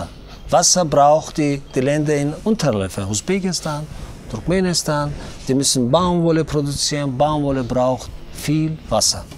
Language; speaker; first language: German; non-native, learner; Tajik